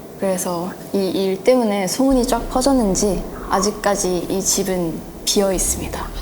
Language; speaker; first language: Korean; non-native, fluent; Chinese